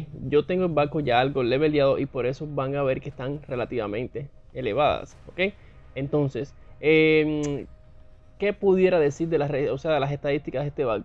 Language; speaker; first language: Spanish; native; Spanish